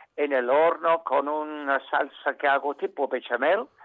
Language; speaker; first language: Spanish; non-native, fluent; English